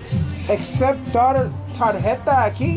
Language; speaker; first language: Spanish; non-native, learner; English